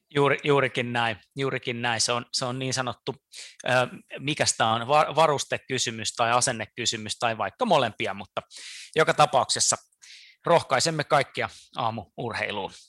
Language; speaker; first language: Finnish; native; Finnish